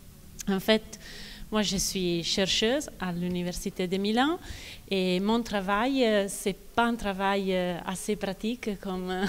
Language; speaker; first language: French; non-native, fluent; Italian